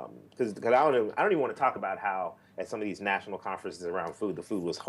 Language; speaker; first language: English; native; English